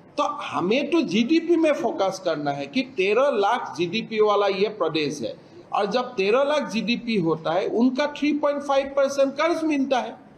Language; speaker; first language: Hindi; non-native, local second language; Assamese